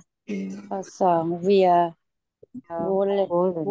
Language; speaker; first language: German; non-native, learner; Lao